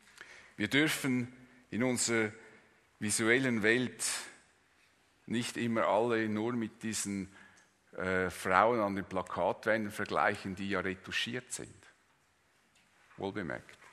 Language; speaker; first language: German; native; German